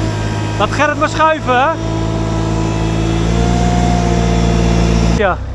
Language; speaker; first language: Dutch; native; Dutch